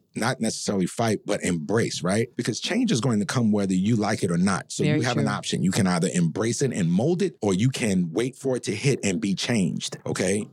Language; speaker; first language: English; native; English